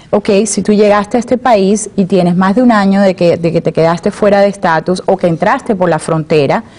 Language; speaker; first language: Spanish; native; Spanish